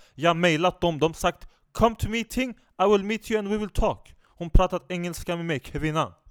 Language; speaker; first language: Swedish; non-native, fluent; Turkish